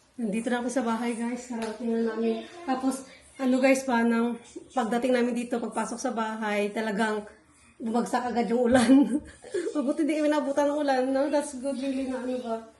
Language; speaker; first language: Filipino; non-native, local second language; Hiligaynon